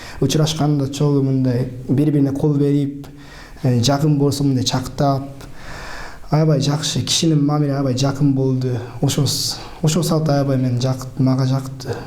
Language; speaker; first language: Kyrgyz; non-native, learner; Japanese